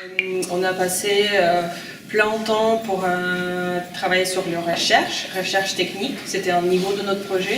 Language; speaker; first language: French; non-native, fluent; Russian